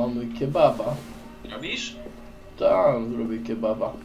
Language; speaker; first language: Polish; native; Polish